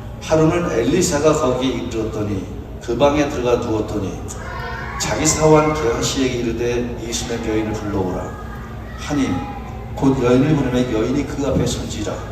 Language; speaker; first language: Korean; native; Korean